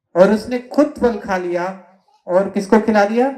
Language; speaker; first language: Hindi; non-native, local second language; Telugu